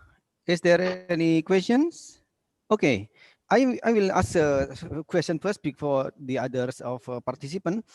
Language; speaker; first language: English; non-native, learner; Indonesian